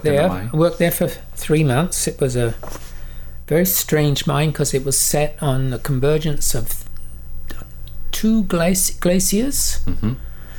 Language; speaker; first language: English; native; English